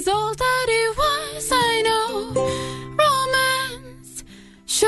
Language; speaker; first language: English; native; English